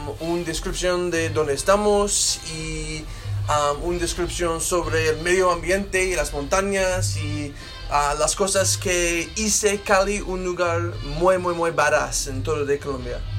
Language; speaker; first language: Spanish; non-native, learner; English